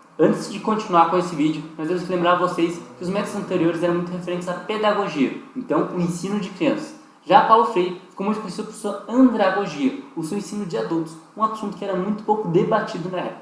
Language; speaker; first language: Portuguese; native; Portuguese